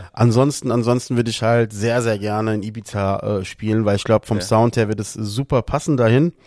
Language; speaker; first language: German; early bilingual, other home language; Portuguese